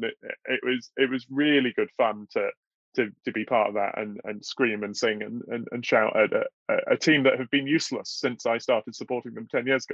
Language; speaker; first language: English; native; English